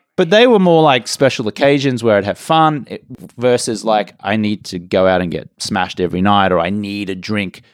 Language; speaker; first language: English; native; English